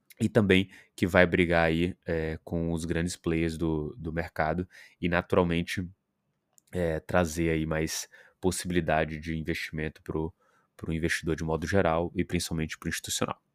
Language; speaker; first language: Portuguese; native; Portuguese